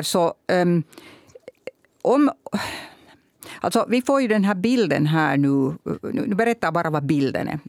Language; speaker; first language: Swedish; native; Swedish